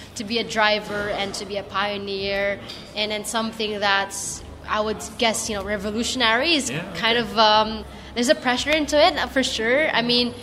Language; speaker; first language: English; non-native, local second language; Filipino